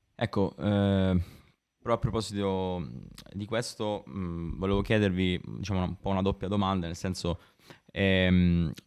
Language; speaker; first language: Italian; native; Italian